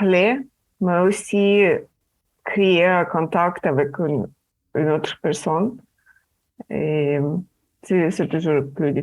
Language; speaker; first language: French; non-native, fluent; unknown